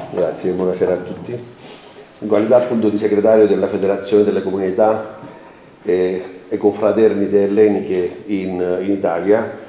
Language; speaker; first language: Italian; non-native, fluent; Greek